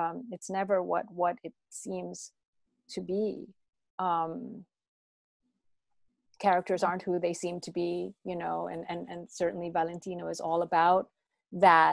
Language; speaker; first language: English; native; English